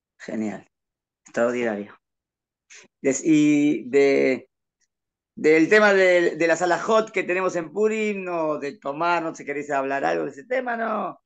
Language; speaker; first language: Spanish; native; Spanish